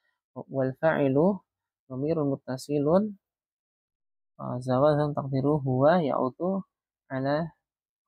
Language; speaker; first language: Arabic; non-native, fluent; Indonesian